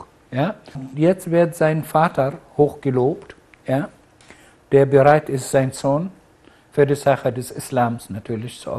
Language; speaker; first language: German; non-native, fluent; Arabic